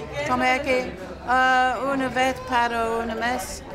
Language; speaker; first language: Spanish; non-native, learner; English